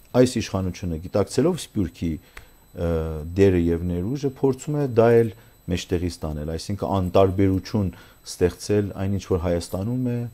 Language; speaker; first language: Armenian; native; Armenian